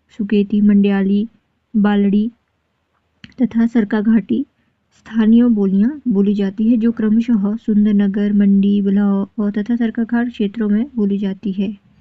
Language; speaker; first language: Hindi; native; Hindi